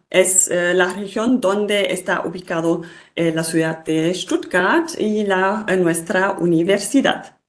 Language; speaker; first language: Spanish; non-native, fluent; German